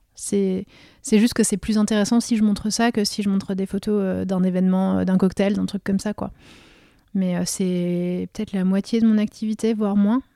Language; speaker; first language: French; native; French